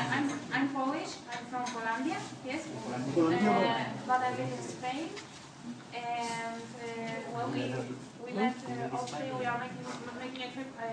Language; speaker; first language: English; non-native, learner; Polish